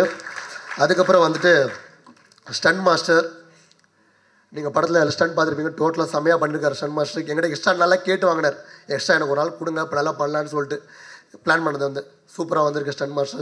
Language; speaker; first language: Tamil; native; Tamil